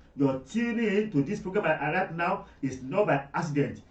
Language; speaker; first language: English; non-native, local second language; Yoruba